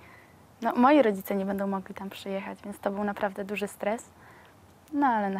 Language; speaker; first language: Polish; native; Polish